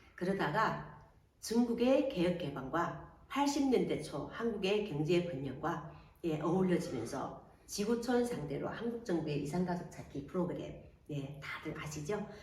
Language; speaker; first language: Korean; native; Korean